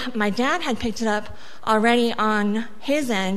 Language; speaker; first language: English; early bilingual, other home language; Spanish